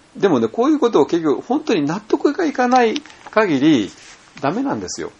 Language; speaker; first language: Japanese; native; Japanese